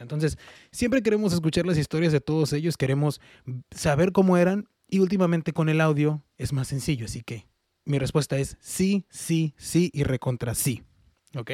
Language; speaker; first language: Spanish; early bilingual, heritage; Spanish